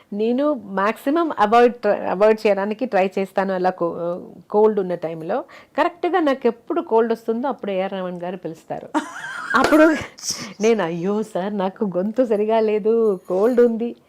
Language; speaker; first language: Telugu; non-native, local second language; Malayalam